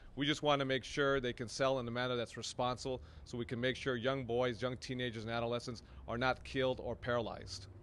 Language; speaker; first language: English; early bilingual, other home language; Spanish